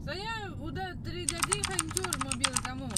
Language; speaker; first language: Indonesian; non-native, learner; Russian